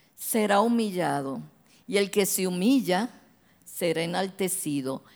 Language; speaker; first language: Spanish; native; Spanish